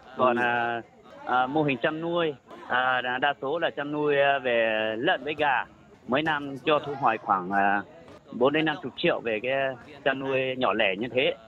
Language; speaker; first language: Vietnamese; non-native, local second language; Hmong